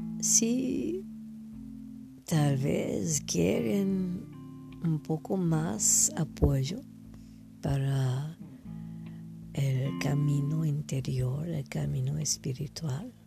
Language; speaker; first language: Spanish; non-native, fluent; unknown